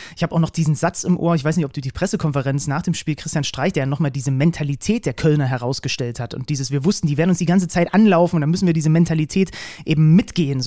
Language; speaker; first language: German; native; German